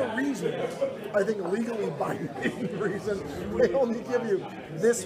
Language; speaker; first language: English; native; English